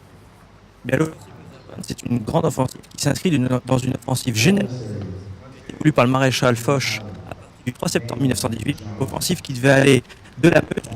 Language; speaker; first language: French; native; French